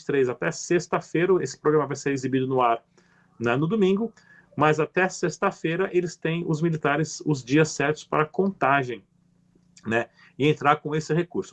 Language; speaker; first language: Portuguese; native; Portuguese